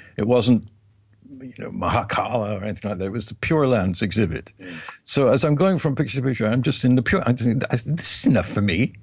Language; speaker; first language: English; native; English